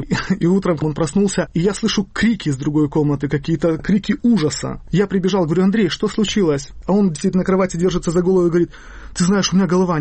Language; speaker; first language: Russian; native; Russian